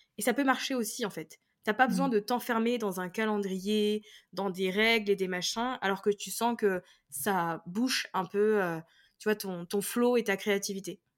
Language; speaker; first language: French; native; French